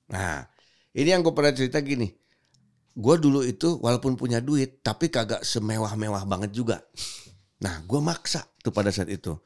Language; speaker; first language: Indonesian; native; Indonesian